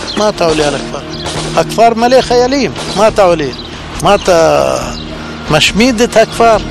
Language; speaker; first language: Hebrew; non-native, local second language; Arabic